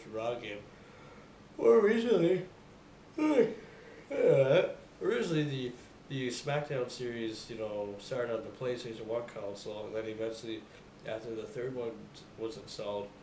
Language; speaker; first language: English; native; English